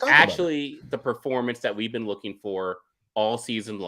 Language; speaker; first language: English; native; English